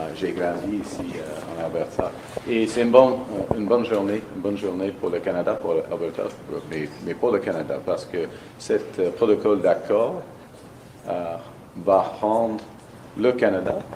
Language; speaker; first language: French; non-native, local second language; English